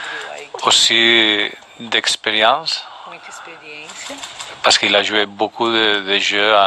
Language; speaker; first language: French; non-native, fluent; Spanish